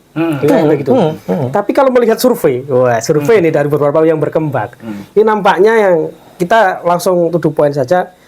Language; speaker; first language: Indonesian; non-native, local second language; Javanese